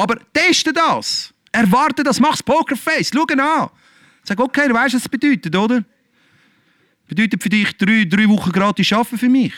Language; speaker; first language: German; native; German